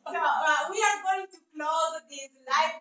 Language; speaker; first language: English; non-native, fluent; Italian